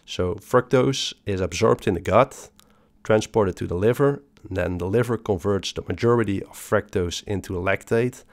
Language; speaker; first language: English; non-native, fluent; Dutch